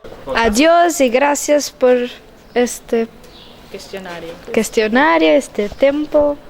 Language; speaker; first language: Spanish; non-native, learner; Portuguese